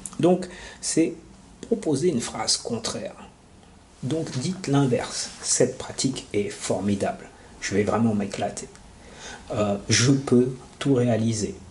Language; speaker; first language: French; native; French